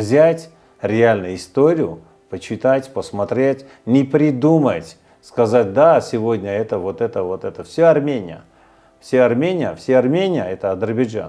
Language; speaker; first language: Russian; non-native, fluent; Armenian